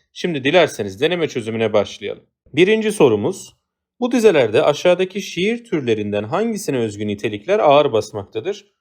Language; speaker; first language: Turkish; native; Turkish